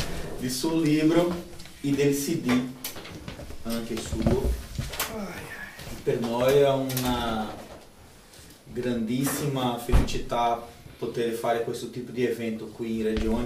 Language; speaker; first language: Italian; non-native, fluent; Portuguese